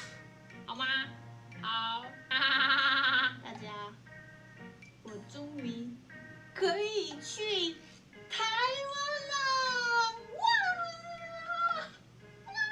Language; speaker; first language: Chinese; non-native, learner; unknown